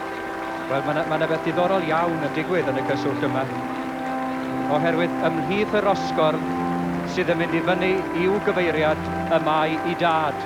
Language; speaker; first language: Welsh; native; Welsh